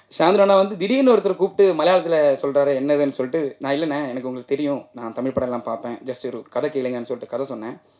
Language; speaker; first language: Tamil; non-native, local second language; Malayalam